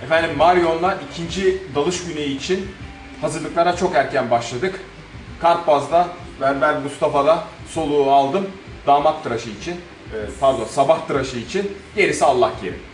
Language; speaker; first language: Turkish; native; Turkish